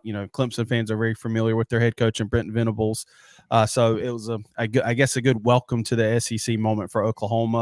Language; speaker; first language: English; native; English